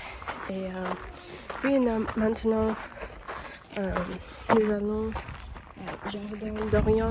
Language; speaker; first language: French; non-native, learner; English